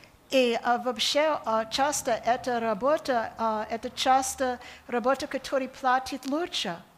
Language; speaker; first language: Russian; non-native, learner; English